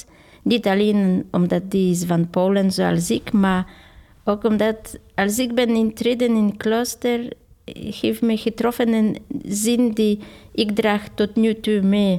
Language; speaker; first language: Dutch; non-native, fluent; Polish